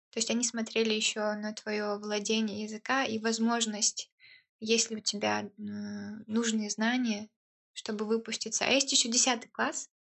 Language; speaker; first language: Russian; early bilingual, heritage; Russian